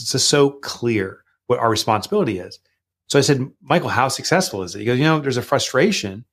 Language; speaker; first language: English; native; English